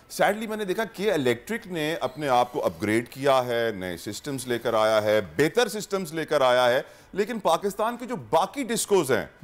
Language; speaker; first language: Urdu; native; Urdu